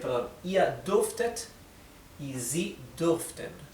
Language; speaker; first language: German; non-native, fluent; Spanish